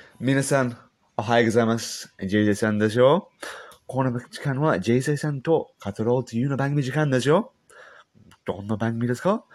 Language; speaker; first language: Japanese; non-native, learner; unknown